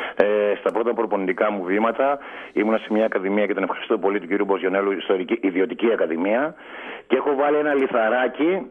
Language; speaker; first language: Greek; native; Greek